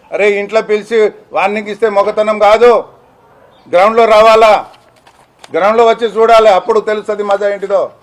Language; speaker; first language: Telugu; non-native, local second language; Lambadi